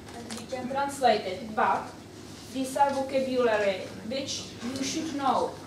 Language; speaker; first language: English; non-native, fluent; Czech